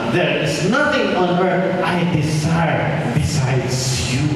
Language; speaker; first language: English; non-native, local second language; Filipino